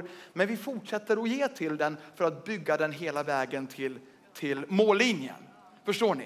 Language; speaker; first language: Swedish; native; Swedish